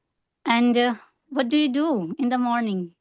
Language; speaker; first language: English; non-native, learner; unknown